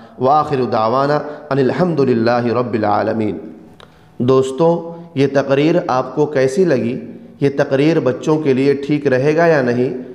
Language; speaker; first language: Urdu; native; Urdu